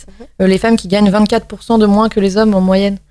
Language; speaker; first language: French; native; French